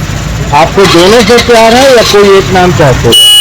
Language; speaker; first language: Hindi; native; Hindi